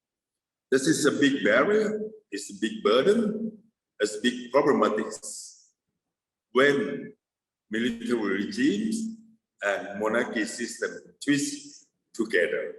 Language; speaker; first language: English; non-native, fluent; Thai